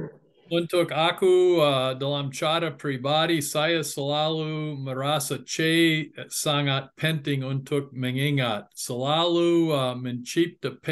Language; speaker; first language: Indonesian; non-native, fluent; English